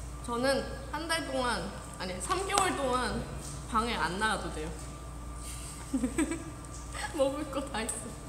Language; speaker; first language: Korean; non-native, fluent; Thai